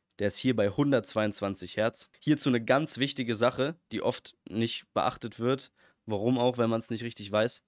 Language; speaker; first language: German; native; German